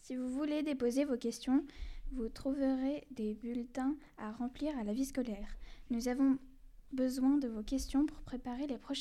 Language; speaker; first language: French; native; French